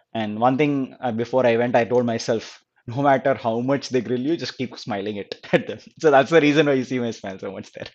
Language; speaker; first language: English; non-native, local second language; Telugu